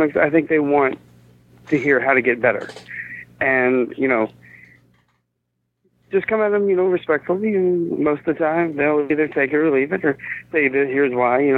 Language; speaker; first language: English; native; English